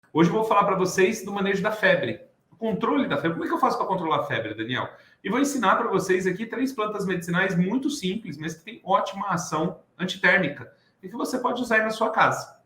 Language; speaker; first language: Portuguese; native; Portuguese